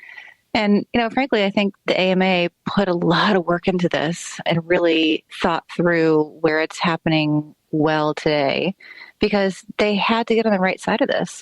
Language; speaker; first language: English; native; English